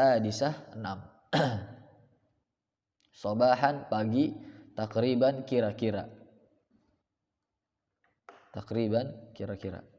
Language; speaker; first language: Arabic; non-native, fluent; Indonesian